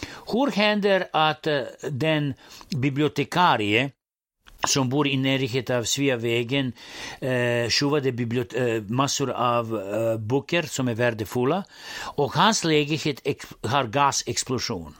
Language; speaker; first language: Swedish; non-native, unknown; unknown